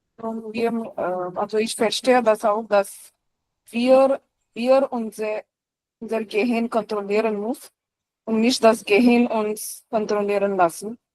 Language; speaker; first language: German; non-native, learner; Marathi